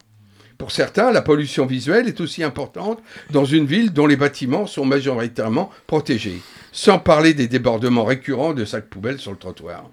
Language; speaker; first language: French; native; French